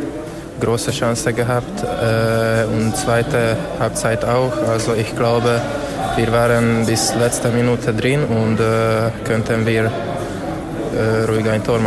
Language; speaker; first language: German; non-native, learner; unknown